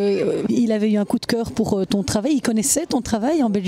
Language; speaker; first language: French; native; French